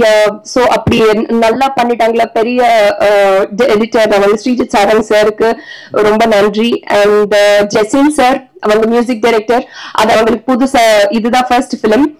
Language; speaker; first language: Tamil; non-native, learner; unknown